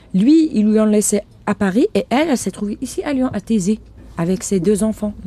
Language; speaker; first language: French; non-native, local second language; Arabic